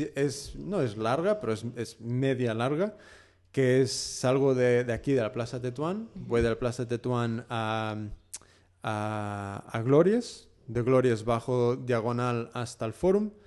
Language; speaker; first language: Spanish; early bilingual, heritage; Spanish